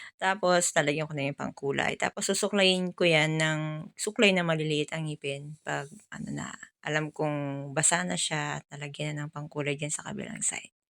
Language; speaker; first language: Filipino; native; Filipino